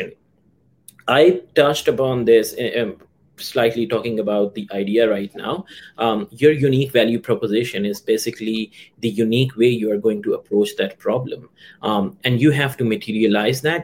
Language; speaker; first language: English; non-native, local second language; Urdu